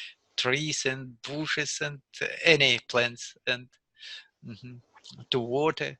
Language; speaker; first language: English; non-native, learner; Russian